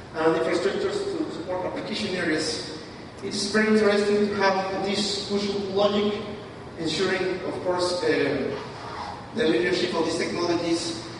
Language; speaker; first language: English; non-native, fluent; Spanish